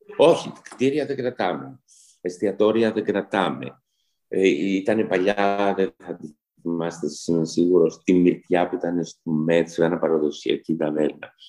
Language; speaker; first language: Greek; early bilingual, heritage; Greek